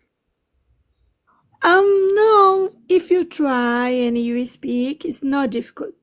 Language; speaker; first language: English; non-native, learner; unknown